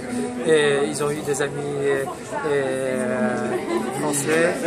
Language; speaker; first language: French; non-native, fluent; Persian